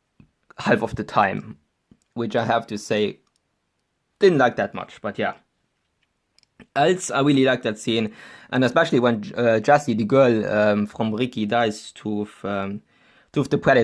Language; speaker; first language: English; non-native, fluent; German